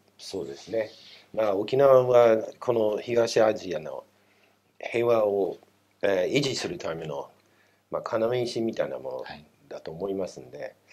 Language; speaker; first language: Japanese; non-native, fluent; English